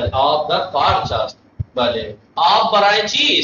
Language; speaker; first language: Persian; non-native, fluent; Urdu